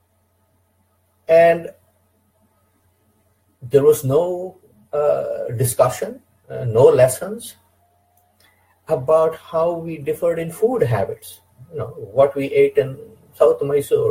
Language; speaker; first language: English; non-native, local second language; Kannada